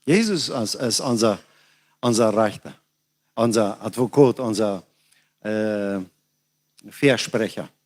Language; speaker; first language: German; non-native, learner; Plautdietsch